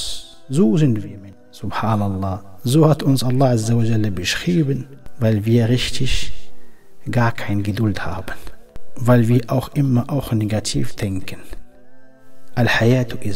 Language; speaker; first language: German; non-native, fluent; Arabic